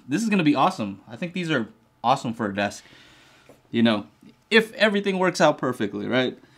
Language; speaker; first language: English; native; English